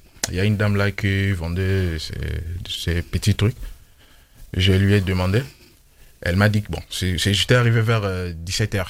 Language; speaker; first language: French; non-native, local second language; Lingala